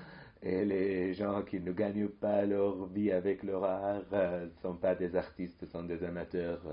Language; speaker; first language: French; non-native, fluent; Arabic